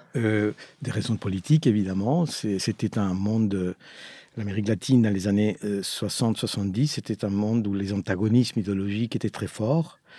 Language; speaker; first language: French; non-native, fluent; Spanish